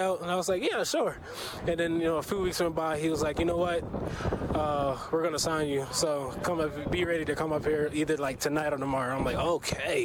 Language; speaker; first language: English; native; English